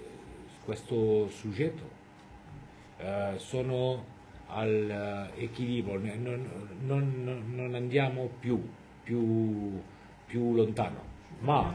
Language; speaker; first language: Italian; non-native, fluent; French